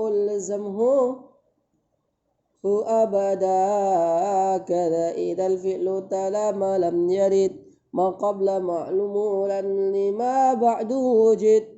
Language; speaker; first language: Arabic; non-native, fluent; Indonesian